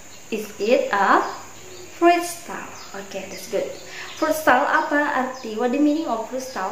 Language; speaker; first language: English; non-native, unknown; Indonesian